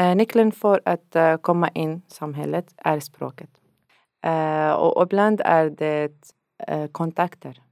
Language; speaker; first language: Swedish; non-native, learner; Arabic